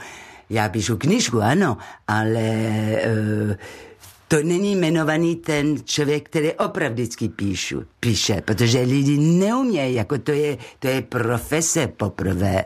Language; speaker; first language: Czech; non-native, learner; French